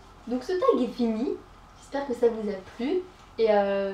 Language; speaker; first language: French; native; French